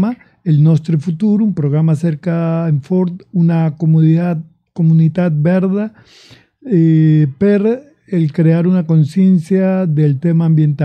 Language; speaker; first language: Catalan; non-native, learner; Spanish